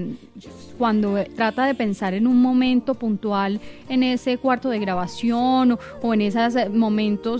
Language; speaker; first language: Spanish; native; Spanish